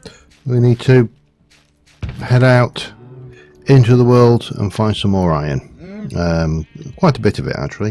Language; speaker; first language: English; native; English